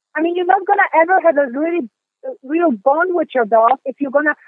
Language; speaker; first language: English; non-native, fluent; Polish